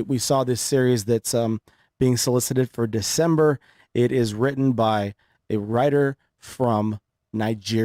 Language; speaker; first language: English; native; English